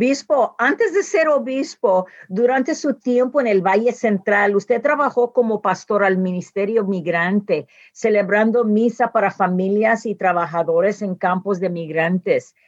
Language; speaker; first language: Spanish; non-native, learner; English